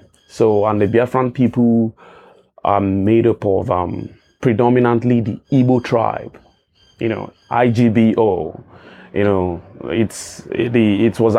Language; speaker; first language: English; non-native, local second language; Igbo